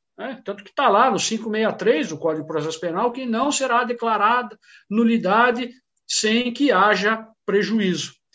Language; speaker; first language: Portuguese; native; Portuguese